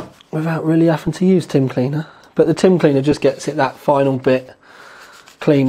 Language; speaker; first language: English; native; English